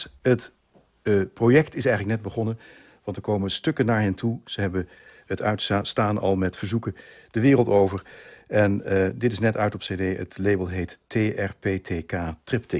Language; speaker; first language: Dutch; native; Dutch